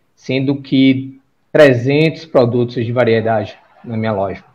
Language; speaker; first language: Portuguese; native; Portuguese